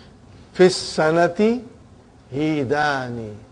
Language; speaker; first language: Arabic; non-native, fluent; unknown